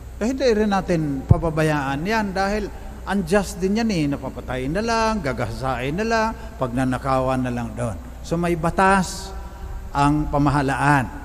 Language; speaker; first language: Filipino; non-native, local second language; Cebuano